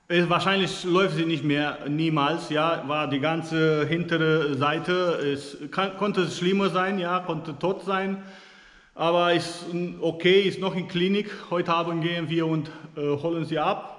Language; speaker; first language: German; non-native, fluent; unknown